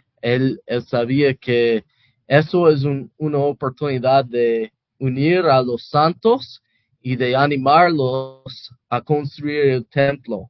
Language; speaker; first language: Spanish; non-native, fluent; English